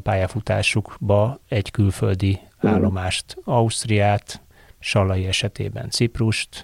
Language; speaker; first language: Hungarian; native; Hungarian